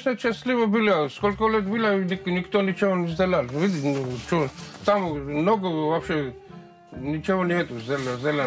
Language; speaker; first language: Russian; non-native, local second language; Georgian